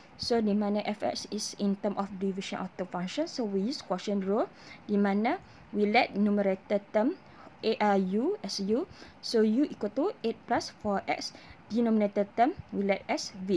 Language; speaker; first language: English; non-native, local second language; Malay